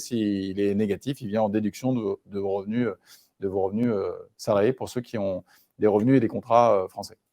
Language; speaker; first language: French; native; French